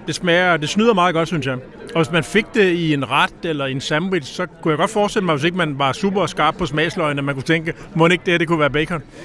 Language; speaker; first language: Danish; native; Danish